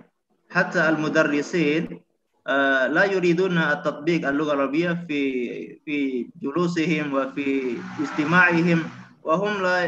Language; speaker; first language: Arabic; non-native, learner; Indonesian